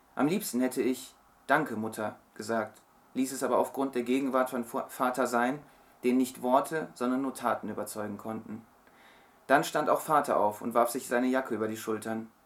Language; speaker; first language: German; early bilingual, other home language; Turkish